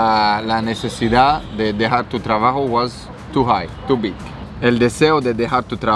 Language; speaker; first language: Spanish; non-native, learner; French